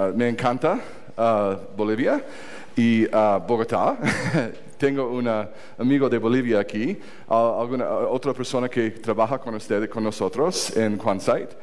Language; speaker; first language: Spanish; non-native, learner; English